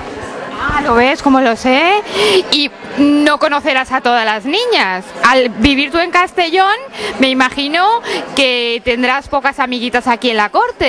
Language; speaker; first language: Spanish; native; Spanish